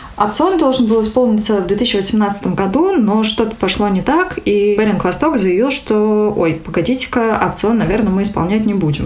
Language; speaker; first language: Russian; native; Russian